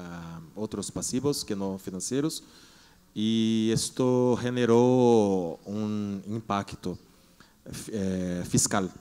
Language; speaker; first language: Spanish; non-native, learner; Portuguese